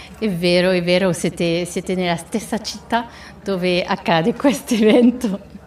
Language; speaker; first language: Italian; non-native, fluent; French